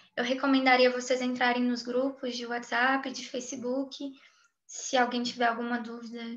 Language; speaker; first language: Portuguese; native; Portuguese